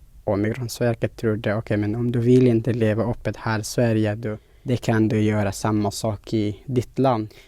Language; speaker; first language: Swedish; non-native, fluent; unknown